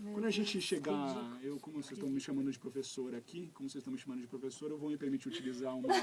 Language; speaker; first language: Portuguese; native; Portuguese